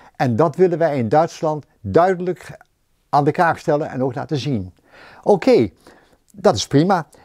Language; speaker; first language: Dutch; native; Dutch